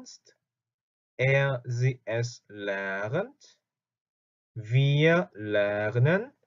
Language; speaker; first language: German; non-native, fluent; Korean